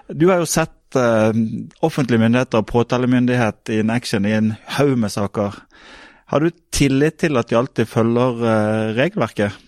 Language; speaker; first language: Norwegian; native; Norwegian